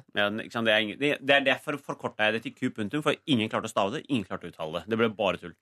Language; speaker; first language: Norwegian; early bilingual, other home language; Urdu